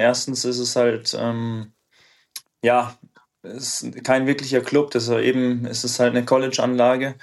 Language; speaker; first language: German; native; German